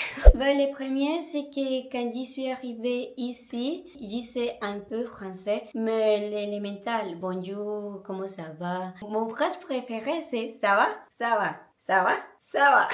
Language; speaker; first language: French; non-native, learner; Spanish